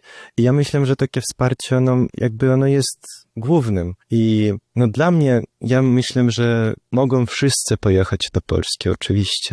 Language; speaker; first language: Polish; non-native, fluent; Russian